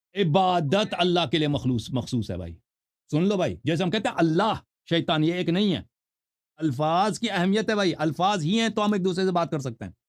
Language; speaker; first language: Urdu; non-native, fluent; Persian